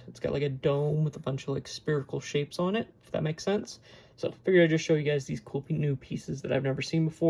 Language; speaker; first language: English; native; English